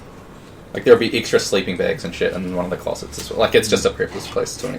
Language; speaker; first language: English; native; English